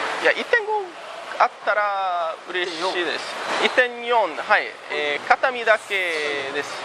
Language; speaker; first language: Japanese; non-native, fluent; English